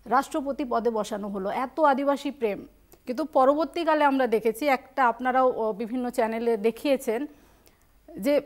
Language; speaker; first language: Bangla; non-native, local second language; Santali